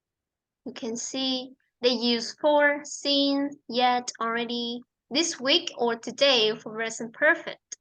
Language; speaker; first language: English; non-native, fluent; Vietnamese